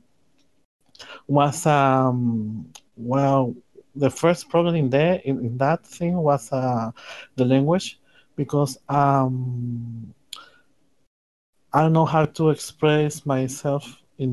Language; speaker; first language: English; non-native, learner; Spanish